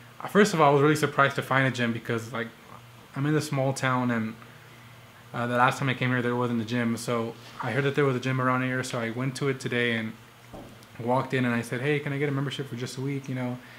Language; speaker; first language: English; early bilingual, other home language; Spanish